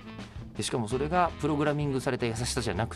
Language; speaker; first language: Japanese; native; Japanese